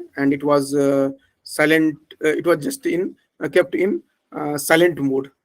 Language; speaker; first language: English; non-native, local second language; Hindi